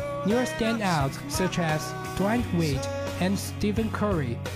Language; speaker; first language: English; non-native, learner; Chinese